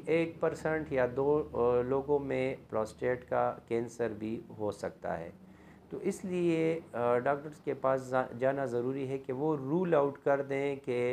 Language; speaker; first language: Urdu; non-native, local second language; Pashto